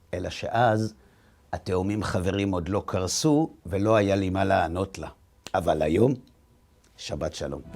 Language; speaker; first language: Hebrew; native; Hebrew